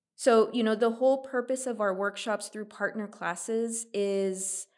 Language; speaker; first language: English; native; English